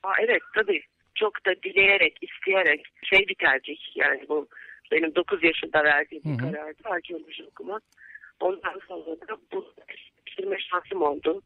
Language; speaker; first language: Turkish; native; Turkish